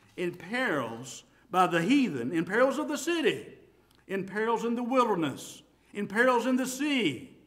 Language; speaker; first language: English; native; English